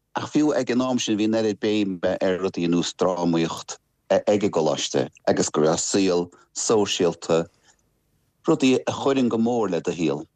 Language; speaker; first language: Irish; non-native, local second language; English